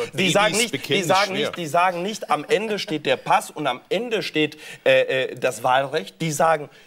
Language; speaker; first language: German; early bilingual, other home language; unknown